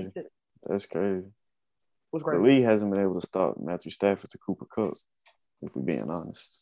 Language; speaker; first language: English; native; English